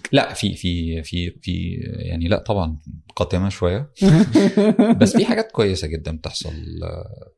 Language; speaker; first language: Arabic; native; Arabic